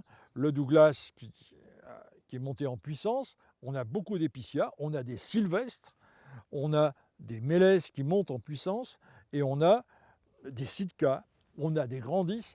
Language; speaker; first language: French; native; French